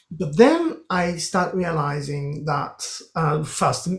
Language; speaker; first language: English; non-native, fluent; Japanese